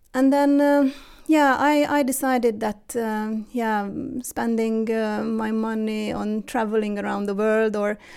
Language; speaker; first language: English; non-native, fluent; Hungarian